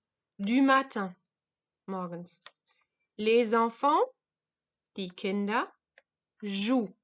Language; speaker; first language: French; non-native, fluent; German